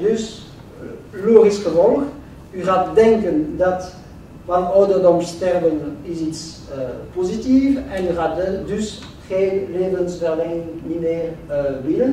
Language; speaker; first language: Dutch; non-native, local second language; French